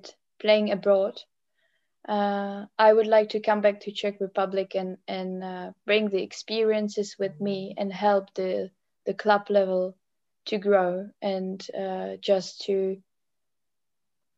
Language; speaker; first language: English; non-native, fluent; Czech